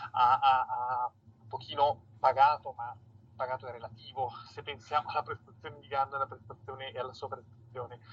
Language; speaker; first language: Italian; native; Italian